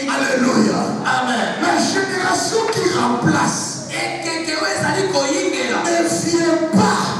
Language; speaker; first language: French; non-native, local second language; Lingala